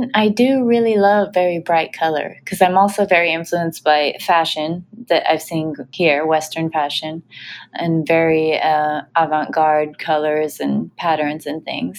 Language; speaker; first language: English; native; English